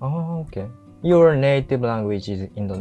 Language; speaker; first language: English; non-native, fluent; Japanese